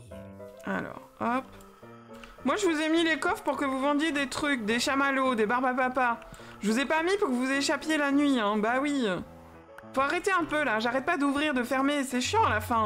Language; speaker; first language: French; native; French